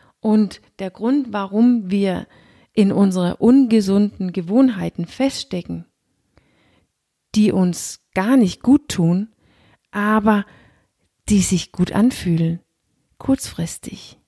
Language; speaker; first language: German; non-native, fluent; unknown